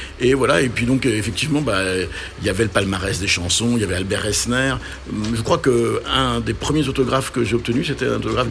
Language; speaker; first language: French; non-native, local second language; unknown